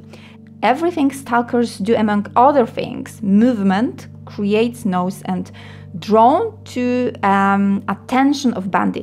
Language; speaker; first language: English; non-native, fluent; Polish